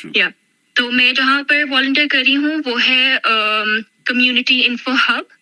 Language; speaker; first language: Urdu; non-native, local second language; Punjabi